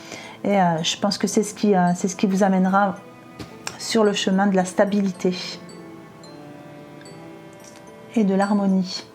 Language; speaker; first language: French; native; French